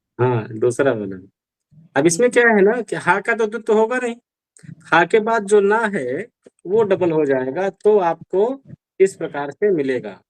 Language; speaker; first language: Hindi; native; Hindi